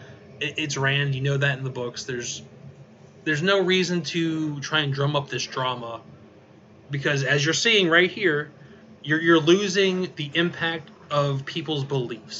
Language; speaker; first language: English; native; English